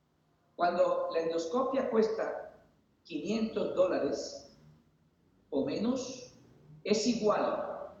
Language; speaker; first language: Spanish; native; Spanish